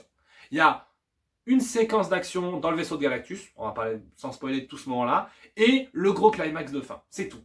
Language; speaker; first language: French; native; French